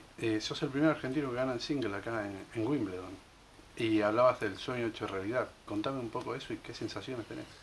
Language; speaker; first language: Spanish; native; Spanish